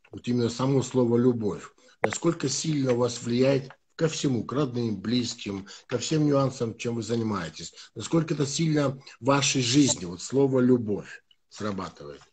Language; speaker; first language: Russian; non-native, fluent; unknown